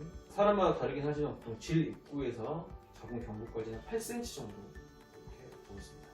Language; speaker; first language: Korean; native; Korean